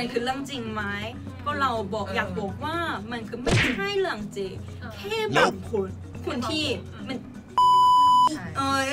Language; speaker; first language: Thai; non-native, learner; Korean